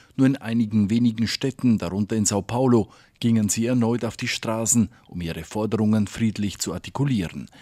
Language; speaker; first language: German; native; German